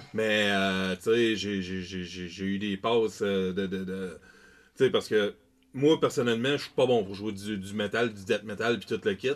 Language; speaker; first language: French; native; French